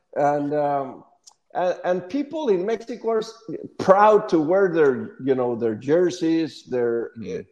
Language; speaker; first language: English; non-native, fluent; Spanish